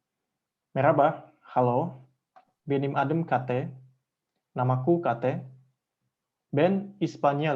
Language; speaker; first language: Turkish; non-native, fluent; Indonesian